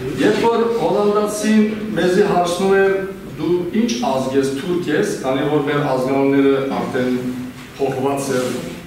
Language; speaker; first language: Armenian; non-native, fluent; Kurdish